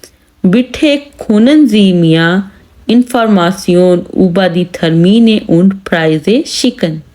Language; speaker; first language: German; non-native, learner; Urdu